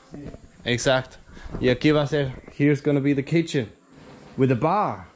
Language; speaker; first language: Spanish; non-native, learner; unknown